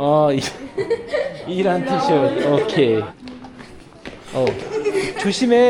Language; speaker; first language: Korean; native; Korean